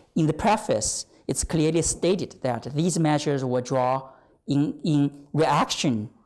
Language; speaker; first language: English; non-native, fluent; Chinese